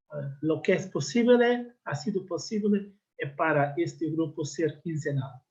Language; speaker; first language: Spanish; non-native, learner; Portuguese